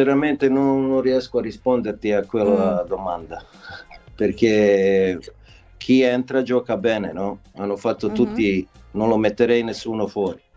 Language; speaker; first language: Italian; non-native, fluent; Serbian